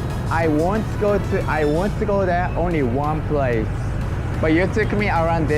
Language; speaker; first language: English; non-native, learner; Japanese